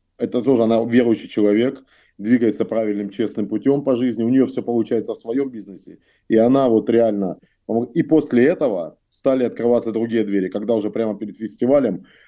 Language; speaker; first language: Russian; native; Russian